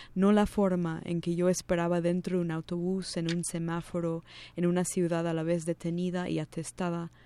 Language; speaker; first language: Spanish; non-native, fluent; English